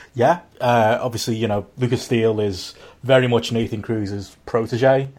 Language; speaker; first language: English; native; English